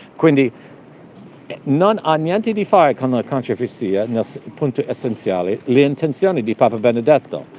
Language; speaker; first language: Italian; non-native, learner; English